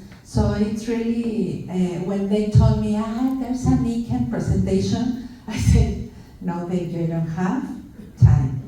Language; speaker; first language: English; non-native, learner; Spanish